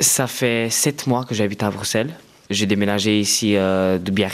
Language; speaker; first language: French; non-native, fluent; Romanian